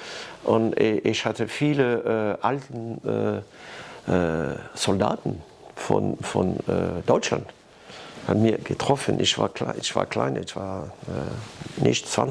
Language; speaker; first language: German; non-native, learner; French